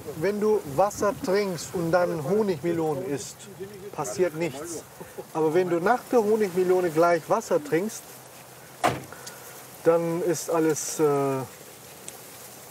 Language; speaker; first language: German; non-native, fluent; Uzbek